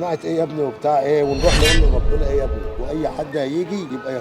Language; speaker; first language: Arabic; native; Arabic